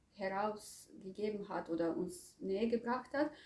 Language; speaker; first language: German; non-native, fluent; Croatian